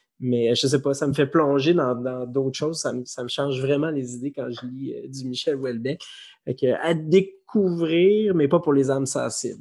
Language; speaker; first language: French; native; French